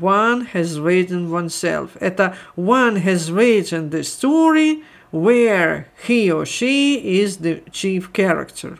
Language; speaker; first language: English; non-native, fluent; Ukrainian